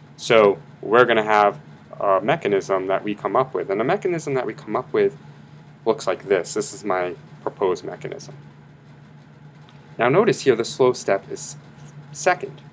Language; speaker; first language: English; native; English